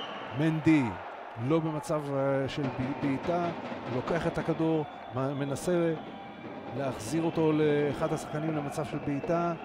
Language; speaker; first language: Hebrew; native; Hebrew